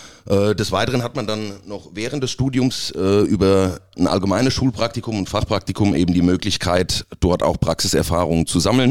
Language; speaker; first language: German; native; German